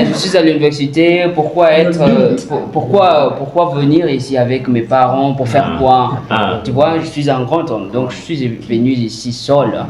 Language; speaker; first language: French; non-native, fluent; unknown